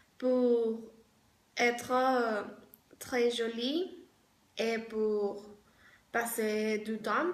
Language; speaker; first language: French; non-native, learner; Spanish